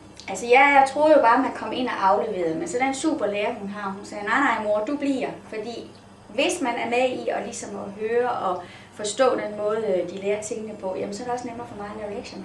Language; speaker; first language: Danish; native; Danish